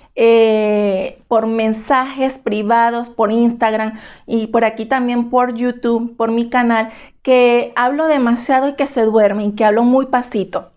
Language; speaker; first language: Spanish; native; Spanish